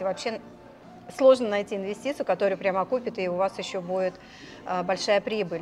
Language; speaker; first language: Russian; native; Russian